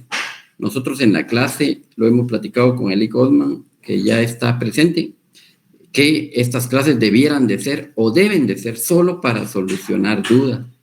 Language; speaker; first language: Spanish; native; Spanish